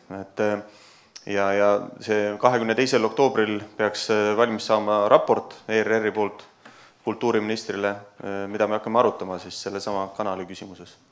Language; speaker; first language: Estonian; native; Estonian